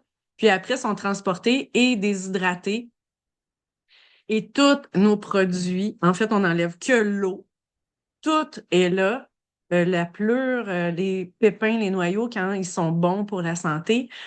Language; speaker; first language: French; native; French